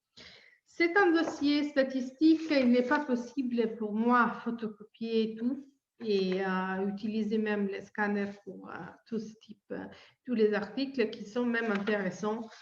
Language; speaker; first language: French; non-native, fluent; Italian